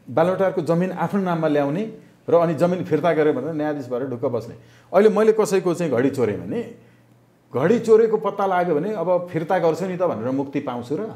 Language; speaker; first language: Nepali; native; Nepali